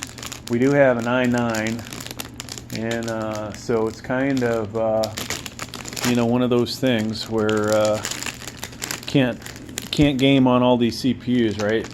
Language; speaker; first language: English; native; English